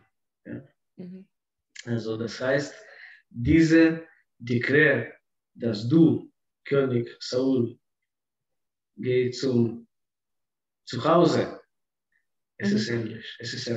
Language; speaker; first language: German; non-native, fluent; Russian